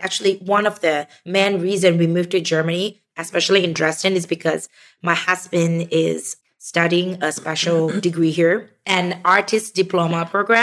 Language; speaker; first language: English; non-native, local second language; Chinese